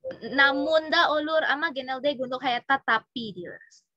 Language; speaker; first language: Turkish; non-native, learner; Indonesian